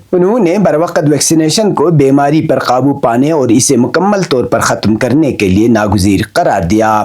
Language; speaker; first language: Urdu; non-native, local second language; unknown